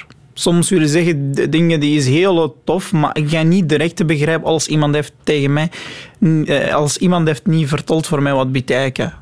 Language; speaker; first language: Dutch; non-native, learner; Arabic